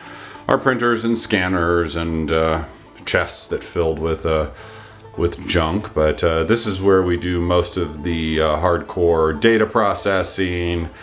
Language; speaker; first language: English; native; English